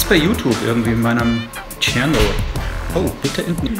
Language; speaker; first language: German; native; German